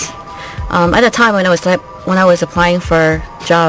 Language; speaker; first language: English; non-native, fluent; Chinese